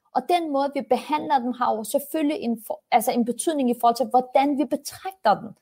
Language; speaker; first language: Danish; early bilingual, other home language; Turkish